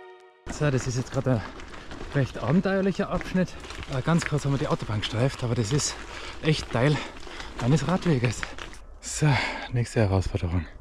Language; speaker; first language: German; native; German